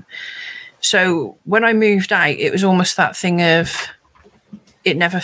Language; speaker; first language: English; native; English